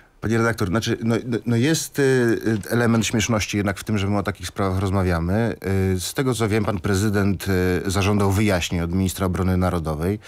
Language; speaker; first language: Polish; native; Polish